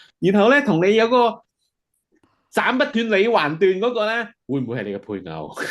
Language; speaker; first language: Cantonese; early bilingual, heritage; Cantonese